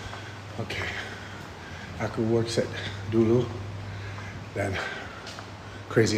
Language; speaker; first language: Indonesian; non-native, fluent; English